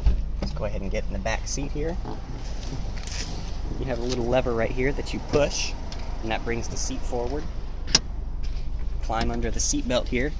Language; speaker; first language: English; native; English